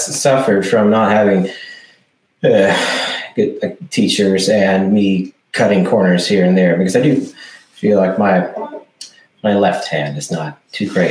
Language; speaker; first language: English; non-native, fluent; Swedish